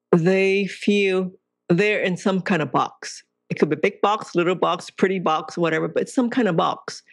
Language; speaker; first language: English; non-native, local second language; Cantonese